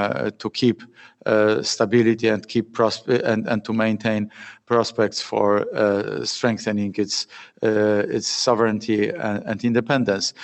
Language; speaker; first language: English; non-native, fluent; Polish